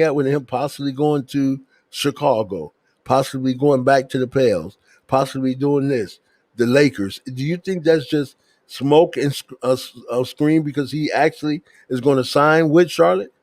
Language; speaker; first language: English; native; English